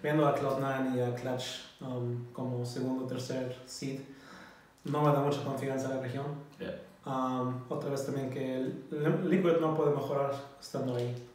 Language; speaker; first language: Spanish; non-native, fluent; German